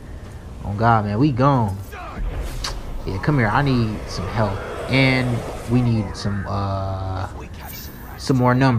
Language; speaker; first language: English; native; English